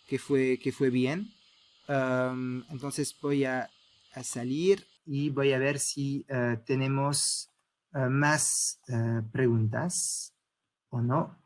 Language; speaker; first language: Spanish; non-native, fluent; French